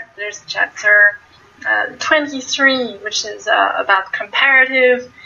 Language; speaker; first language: English; non-native, fluent; French